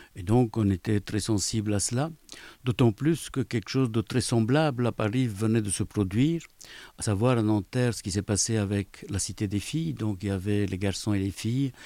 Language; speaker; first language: French; native; French